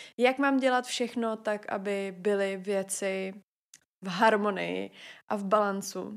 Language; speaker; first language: Czech; native; Czech